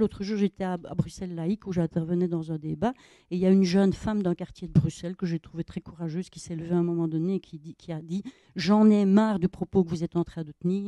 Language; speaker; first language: French; native; French